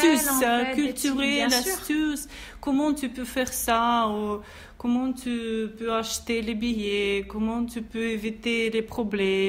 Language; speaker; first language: French; non-native, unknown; Russian